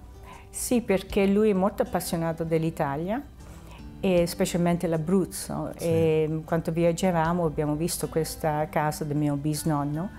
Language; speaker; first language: Italian; early bilingual, heritage; Italian